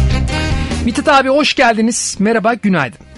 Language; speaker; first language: Turkish; native; Turkish